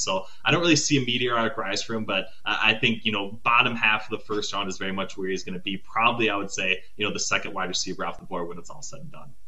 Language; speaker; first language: English; native; English